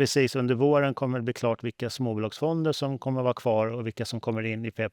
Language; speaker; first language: Swedish; native; Swedish